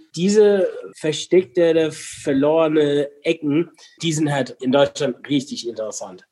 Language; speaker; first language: German; non-native, fluent; English